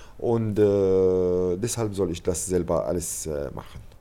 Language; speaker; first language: German; non-native, learner; Arabic